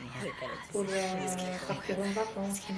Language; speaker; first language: French; non-native, local second language; Arabic